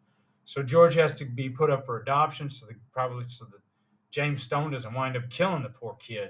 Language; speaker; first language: English; native; English